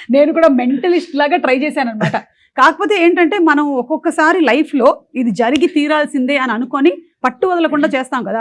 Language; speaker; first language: Telugu; native; Telugu